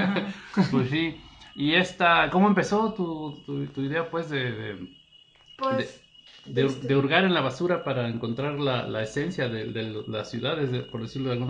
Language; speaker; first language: Spanish; native; Spanish